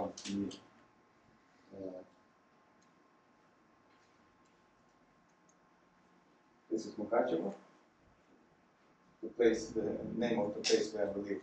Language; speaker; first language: English; non-native, fluent; Ukrainian